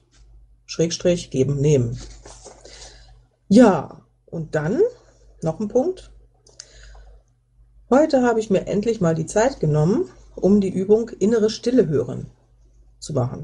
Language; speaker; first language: German; native; German